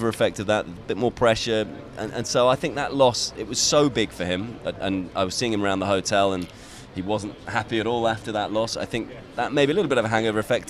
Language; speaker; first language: English; native; English